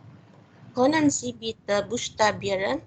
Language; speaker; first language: German; non-native, learner; Indonesian